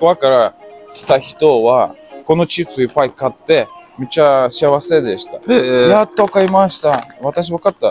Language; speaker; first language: Japanese; non-native, learner; Russian